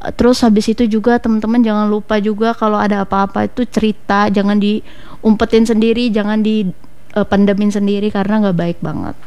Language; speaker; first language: Indonesian; native; Indonesian